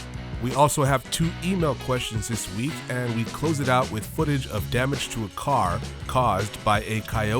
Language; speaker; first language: English; native; English